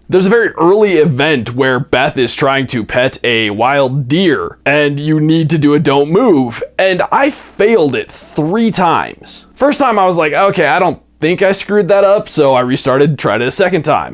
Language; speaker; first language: English; native; English